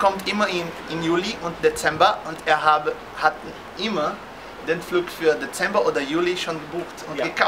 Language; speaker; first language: German; non-native, fluent; Portuguese